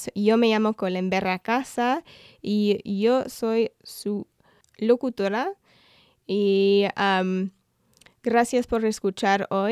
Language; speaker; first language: Spanish; non-native, fluent; English